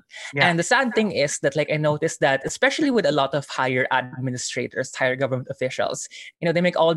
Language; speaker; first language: English; non-native, local second language; Filipino